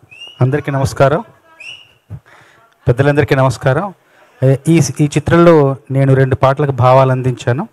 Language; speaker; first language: Telugu; native; Telugu